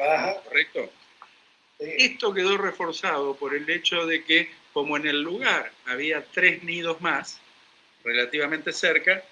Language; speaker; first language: Spanish; native; Spanish